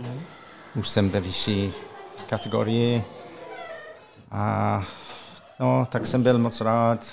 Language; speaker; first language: Czech; non-native, learner; English